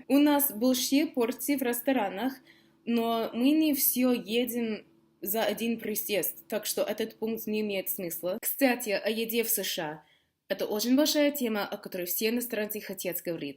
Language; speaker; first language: Russian; non-native, fluent; English